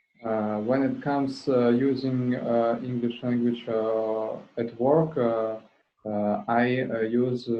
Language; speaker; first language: English; non-native, learner; Russian